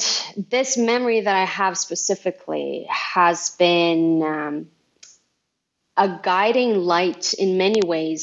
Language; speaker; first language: English; non-native, fluent; Portuguese